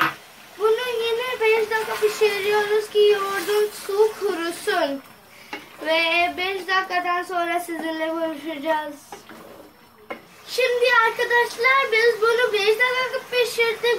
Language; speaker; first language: Turkish; non-native, learner; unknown